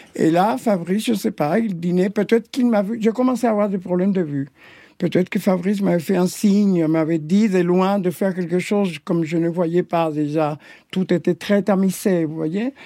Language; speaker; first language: French; non-native, fluent; Spanish